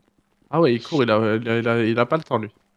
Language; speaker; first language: French; native; French